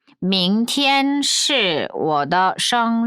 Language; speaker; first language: Chinese; non-native, fluent; Korean